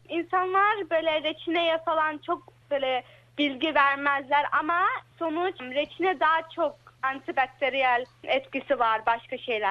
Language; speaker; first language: Turkish; early bilingual, heritage; Turkish